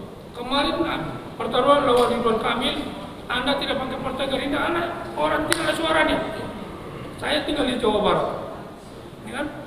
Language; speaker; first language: Indonesian; non-native, local second language; Tetum